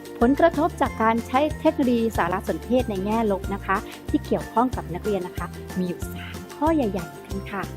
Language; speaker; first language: Thai; native; Thai